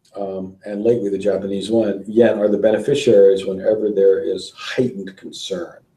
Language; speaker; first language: English; native; English